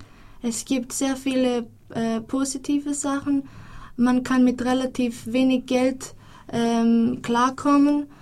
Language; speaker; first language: German; non-native, fluent; Greek